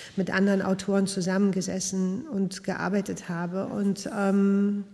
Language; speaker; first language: German; native; German